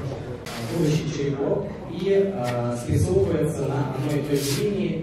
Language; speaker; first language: Russian; native; Russian